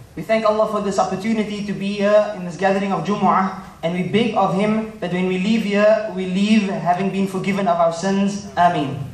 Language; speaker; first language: English; native; English